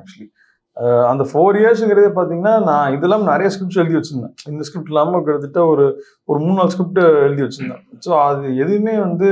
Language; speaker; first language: Tamil; native; Tamil